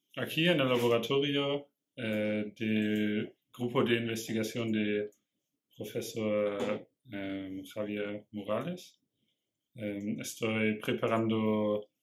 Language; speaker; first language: Spanish; non-native, learner; German